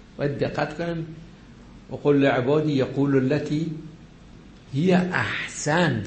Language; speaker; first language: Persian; native; Persian